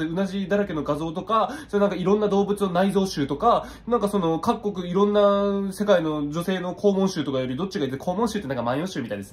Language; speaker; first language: Japanese; native; Japanese